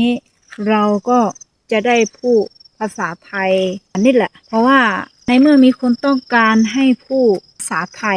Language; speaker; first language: Thai; non-native, fluent; Akha